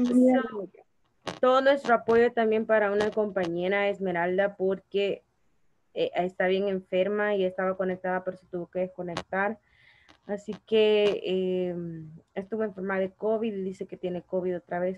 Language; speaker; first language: Spanish; native; Spanish